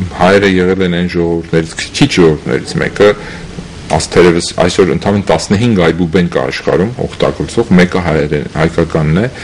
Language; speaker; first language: Armenian; native; Armenian